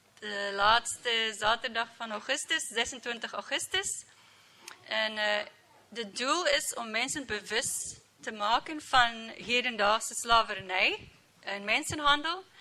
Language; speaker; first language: Dutch; non-native, learner; English